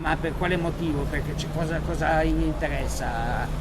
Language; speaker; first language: Italian; native; Italian